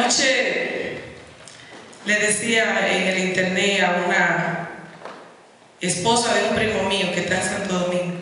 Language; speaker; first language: Spanish; native; Spanish